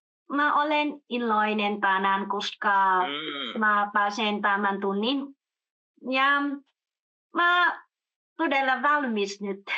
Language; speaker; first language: Finnish; non-native, learner; Vietnamese